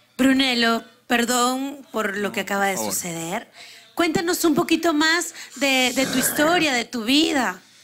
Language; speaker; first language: Spanish; native; Spanish